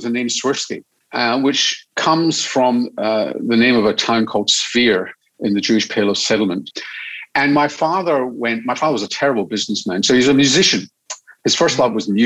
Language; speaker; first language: English; native; English